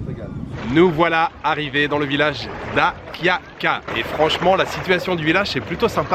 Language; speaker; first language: French; native; French